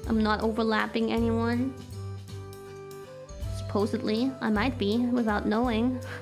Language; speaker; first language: English; non-native, fluent; German